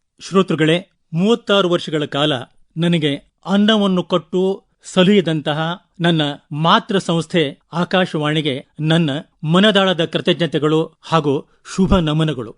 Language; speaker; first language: Kannada; non-native, local second language; Konkani